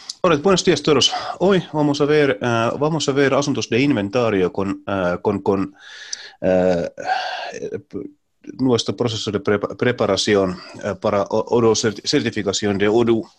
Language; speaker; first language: Spanish; non-native, learner; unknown